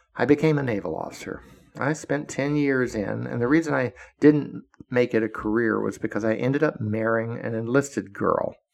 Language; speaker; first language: English; native; English